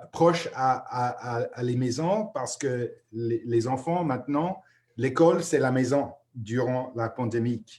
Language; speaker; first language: French; non-native, fluent; English